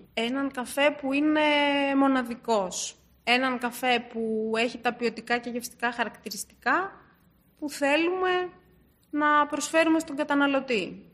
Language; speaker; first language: Greek; early bilingual, other home language; Turkish